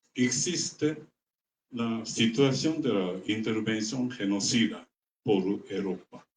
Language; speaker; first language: Spanish; non-native, learner; Japanese